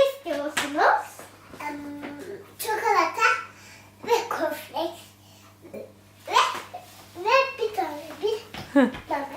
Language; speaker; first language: Turkish; early bilingual, heritage; Turkish